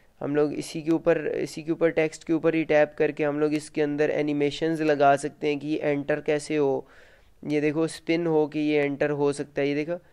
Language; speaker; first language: Hindi; native; Hindi